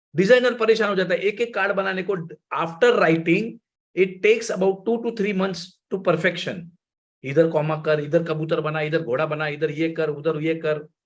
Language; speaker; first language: Hindi; non-native, local second language; Gujarati